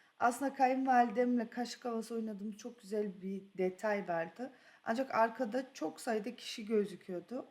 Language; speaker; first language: Turkish; early bilingual, other home language; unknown